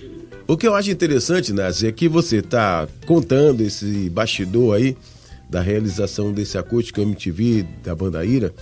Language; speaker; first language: Portuguese; native; Portuguese